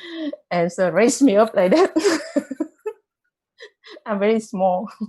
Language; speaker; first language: English; non-native, learner; Vietnamese